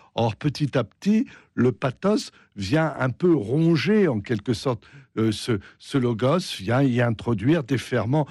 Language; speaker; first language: French; native; French